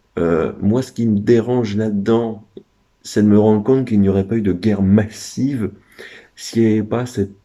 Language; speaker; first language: French; native; French